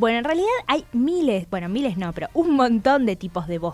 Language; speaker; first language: Spanish; native; Spanish